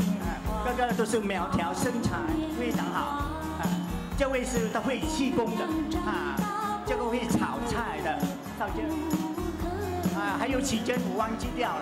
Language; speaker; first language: Chinese; early bilingual, heritage; Chinese